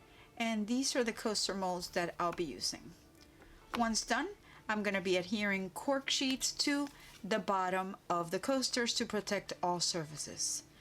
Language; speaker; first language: English; native; English